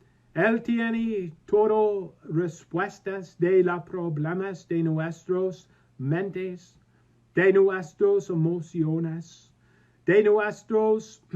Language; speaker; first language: Spanish; non-native, learner; English